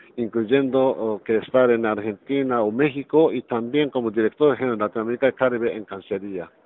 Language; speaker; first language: Spanish; non-native, learner; Japanese